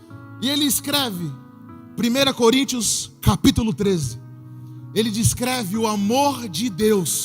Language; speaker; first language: Portuguese; native; Portuguese